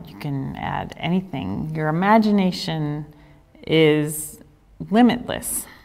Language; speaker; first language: English; native; English